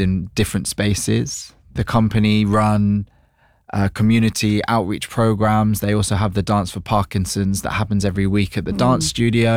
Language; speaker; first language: English; native; English